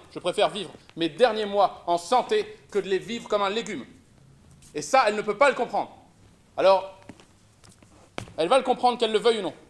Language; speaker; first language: French; native; French